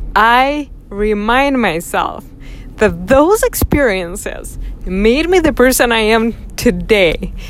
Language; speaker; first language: English; non-native, fluent; Russian